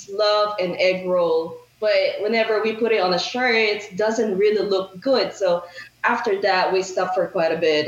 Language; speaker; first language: English; non-native, local second language; Filipino